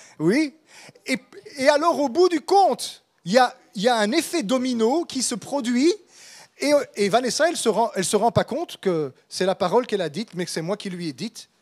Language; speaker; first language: French; native; French